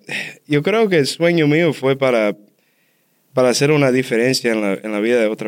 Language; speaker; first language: Spanish; early bilingual, heritage; Spanish